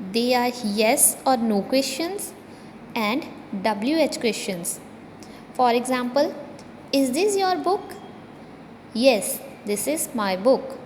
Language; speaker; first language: English; non-native, local second language; Punjabi